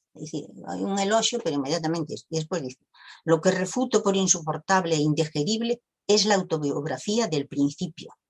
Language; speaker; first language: Spanish; native; Spanish